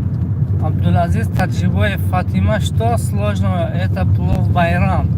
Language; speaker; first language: Russian; non-native, learner; Tajik